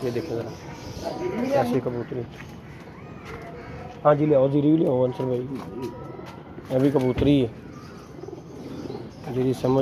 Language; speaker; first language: Hindi; non-native, local second language; Punjabi